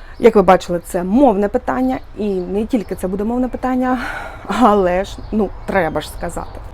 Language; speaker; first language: Ukrainian; native; Ukrainian